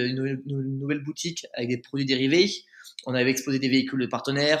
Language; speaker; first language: French; native; French